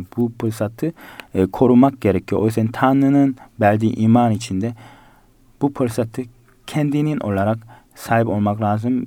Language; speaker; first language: Turkish; non-native, fluent; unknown